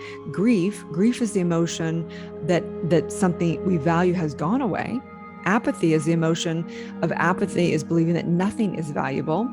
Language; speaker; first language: English; native; English